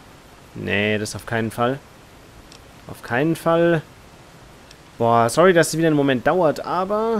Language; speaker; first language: German; native; German